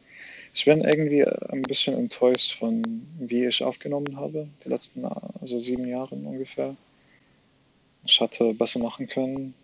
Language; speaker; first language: German; non-native, fluent; Arabic